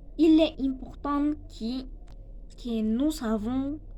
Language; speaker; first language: French; non-native, learner; Spanish